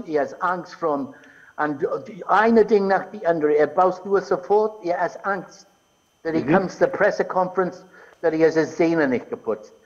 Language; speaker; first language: German; non-native, fluent; English